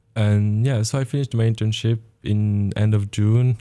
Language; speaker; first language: English; non-native, fluent; Arabic